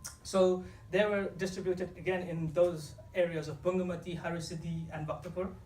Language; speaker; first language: English; non-native, fluent; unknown